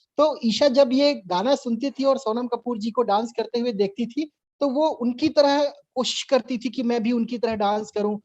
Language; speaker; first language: Hindi; native; Hindi